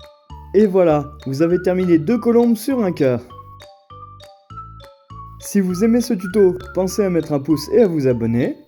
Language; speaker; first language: French; native; French